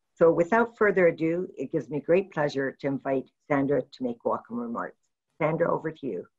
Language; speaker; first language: English; native; English